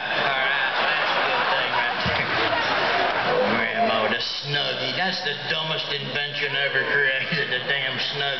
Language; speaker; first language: English; native; English